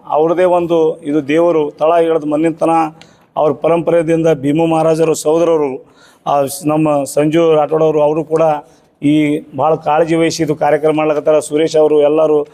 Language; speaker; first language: Kannada; non-native, local second language; Lambadi